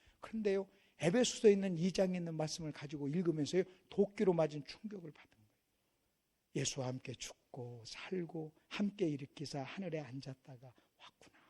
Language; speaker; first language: Korean; native; Korean